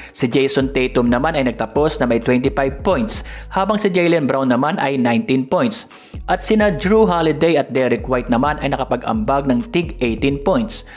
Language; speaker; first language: Filipino; native; Filipino